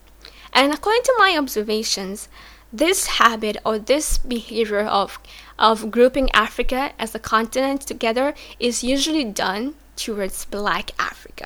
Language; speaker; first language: English; non-native, local second language; Swahili